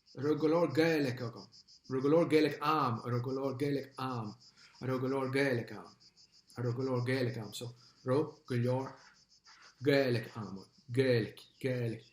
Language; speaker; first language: Irish; non-native, local second language; English